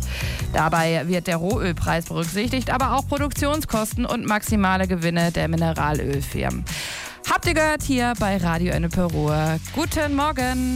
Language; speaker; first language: German; native; German